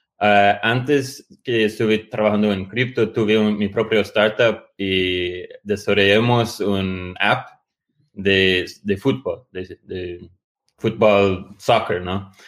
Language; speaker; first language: Spanish; non-native, fluent; English